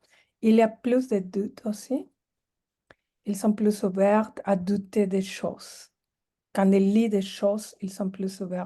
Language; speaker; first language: French; non-native, fluent; Spanish